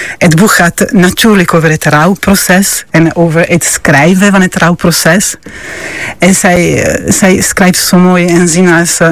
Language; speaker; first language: Dutch; non-native, fluent; Italian